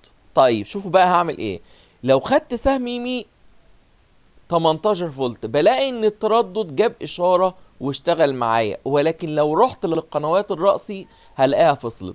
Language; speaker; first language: Arabic; native; Arabic